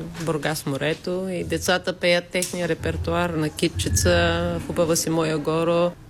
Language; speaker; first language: Bulgarian; native; Bulgarian